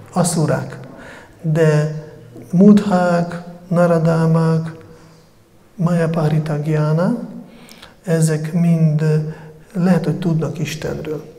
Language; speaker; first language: Hungarian; non-native, fluent; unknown